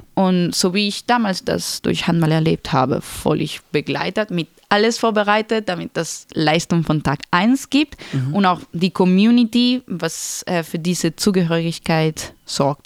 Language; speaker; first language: German; non-native, fluent; Spanish